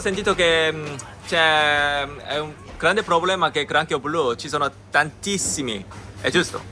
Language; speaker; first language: Italian; non-native, learner; Korean